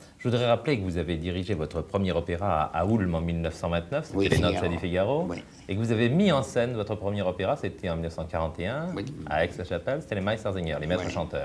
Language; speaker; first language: French; native; French